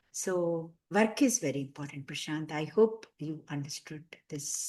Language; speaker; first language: English; non-native, local second language; Telugu